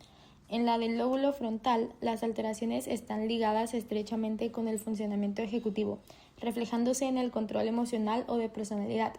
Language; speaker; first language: Spanish; native; Spanish